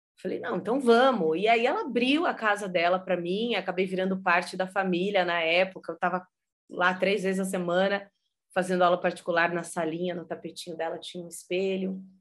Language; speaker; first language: Portuguese; early bilingual, heritage; Portuguese